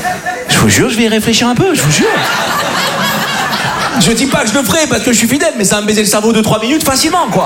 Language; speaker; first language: French; native; French